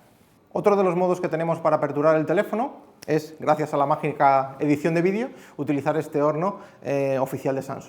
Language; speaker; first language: Spanish; native; Spanish